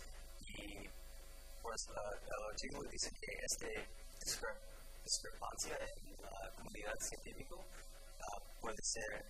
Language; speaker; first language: Spanish; non-native, fluent; English